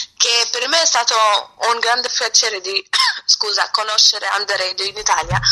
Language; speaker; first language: Italian; non-native, learner; Albanian